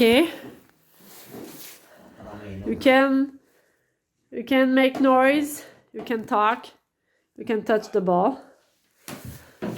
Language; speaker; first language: English; non-native, learner; French